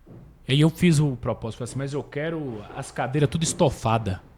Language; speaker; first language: Portuguese; native; Portuguese